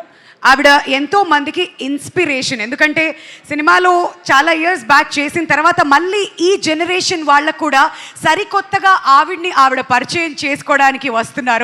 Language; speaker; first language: Telugu; native; Telugu